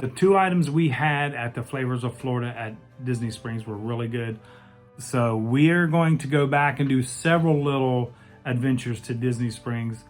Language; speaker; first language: English; native; English